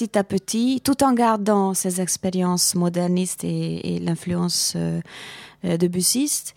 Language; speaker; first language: French; non-native, fluent; Hungarian